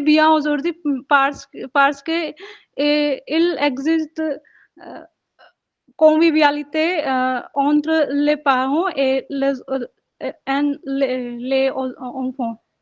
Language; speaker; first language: French; non-native, learner; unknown